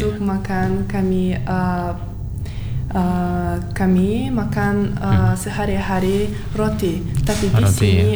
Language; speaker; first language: Indonesian; non-native, learner; Turkmen